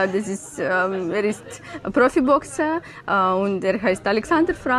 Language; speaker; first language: German; non-native, learner; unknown